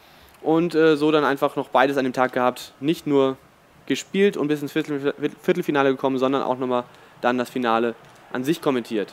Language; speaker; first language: German; native; German